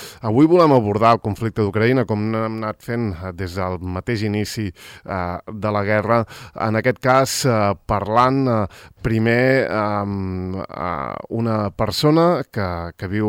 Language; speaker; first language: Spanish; non-native, local second language; Catalan